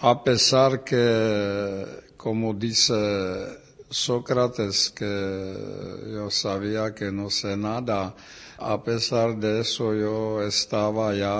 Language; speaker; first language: Spanish; non-native, learner; Czech